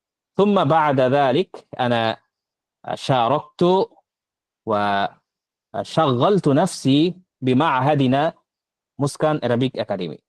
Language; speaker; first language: Arabic; non-native, fluent; Bangla